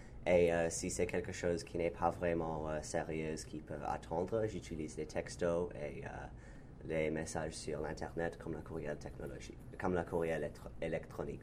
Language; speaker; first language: French; non-native, learner; English